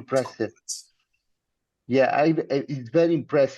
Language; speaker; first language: English; non-native, learner; Italian